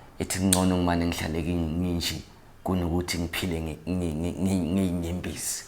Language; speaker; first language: Zulu; native; Zulu